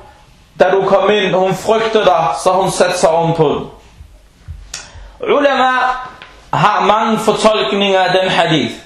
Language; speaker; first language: Danish; early bilingual, other home language; Arabic